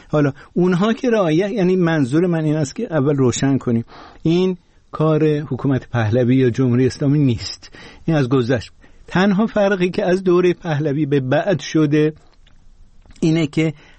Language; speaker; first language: Persian; non-native, local second language; Azerbaijani